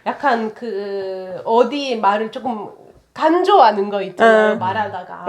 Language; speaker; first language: Korean; non-native, fluent; Italian